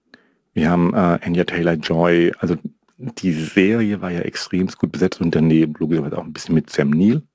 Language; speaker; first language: German; native; German